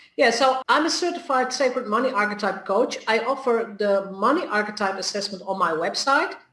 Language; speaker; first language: English; non-native, fluent; Dutch